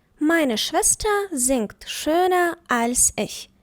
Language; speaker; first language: German; non-native, fluent; Ukrainian